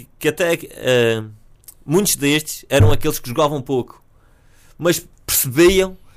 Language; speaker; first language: Portuguese; native; Portuguese